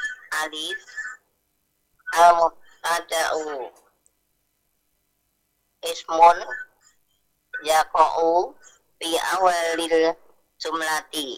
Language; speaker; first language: Arabic; non-native, learner; Indonesian